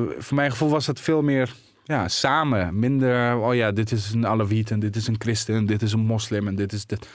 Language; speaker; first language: Dutch; early bilingual, other home language; Arabic